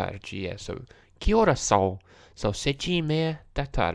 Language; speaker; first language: Portuguese; non-native, learner; English